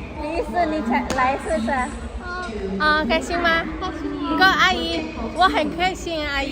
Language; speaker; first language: Chinese; non-native, learner; Indonesian